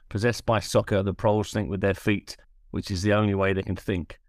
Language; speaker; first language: English; native; English